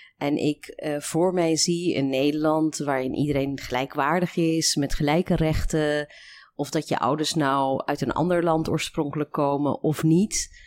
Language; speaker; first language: Dutch; early bilingual, other home language; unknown